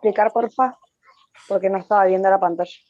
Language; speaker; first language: Spanish; native; Spanish